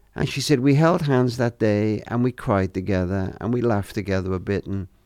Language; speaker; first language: English; native; English